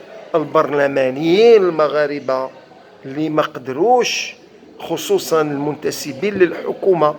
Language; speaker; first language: Arabic; native; Arabic